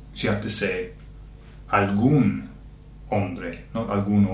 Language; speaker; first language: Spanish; non-native, fluent; English